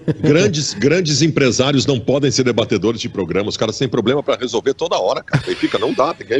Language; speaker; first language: Portuguese; native; Portuguese